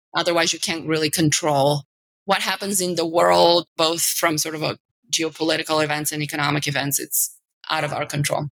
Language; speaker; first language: English; non-native, fluent; Bulgarian